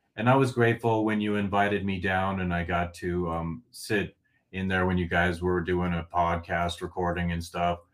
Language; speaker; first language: English; native; English